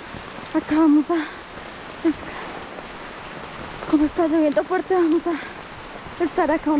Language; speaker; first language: Spanish; native; Spanish